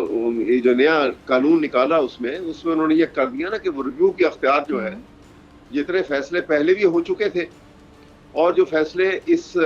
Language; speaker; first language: Urdu; native; Urdu